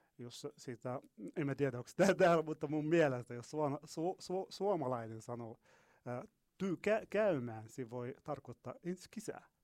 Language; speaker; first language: Finnish; non-native, learner; Arabic